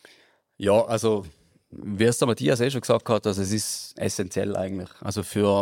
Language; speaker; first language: German; native; German